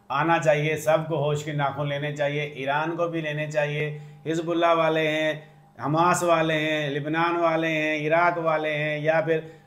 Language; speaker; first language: Urdu; non-native, local second language; Punjabi